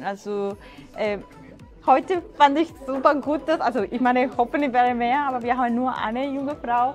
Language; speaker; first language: German; non-native, fluent; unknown